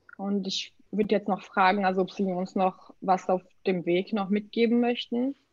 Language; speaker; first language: German; non-native, fluent; Portuguese